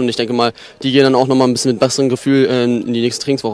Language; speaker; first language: German; native; German